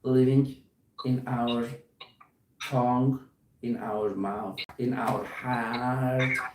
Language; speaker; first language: English; non-native, learner; Turkish